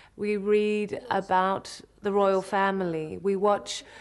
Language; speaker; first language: English; native; English